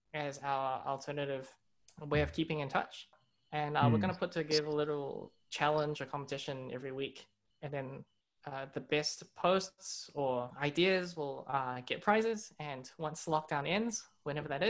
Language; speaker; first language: English; non-native, local second language; Cantonese